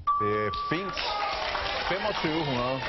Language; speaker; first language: Danish; native; Danish